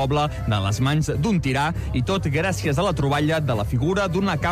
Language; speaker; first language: Catalan; native; Catalan